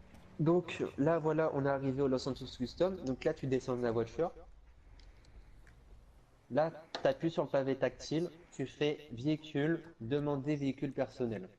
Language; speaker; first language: French; native; French